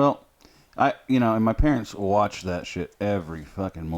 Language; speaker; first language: English; native; English